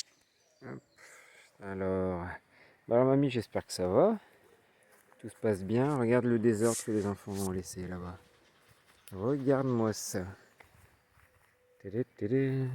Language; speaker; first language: French; native; French